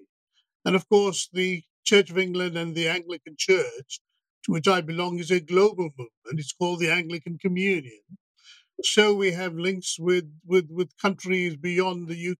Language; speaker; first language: English; native; English